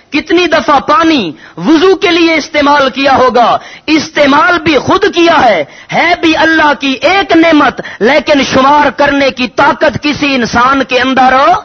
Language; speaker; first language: Urdu; non-native, local second language; Punjabi